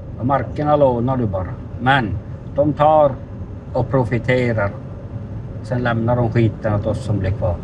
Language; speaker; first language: Swedish; native; Swedish